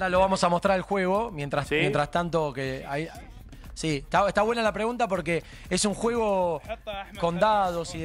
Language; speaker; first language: Spanish; native; Spanish